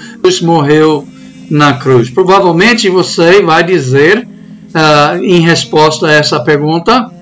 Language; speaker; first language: Portuguese; non-native, fluent; English